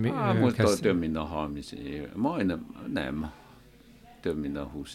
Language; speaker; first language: Hungarian; non-native, learner; Chinese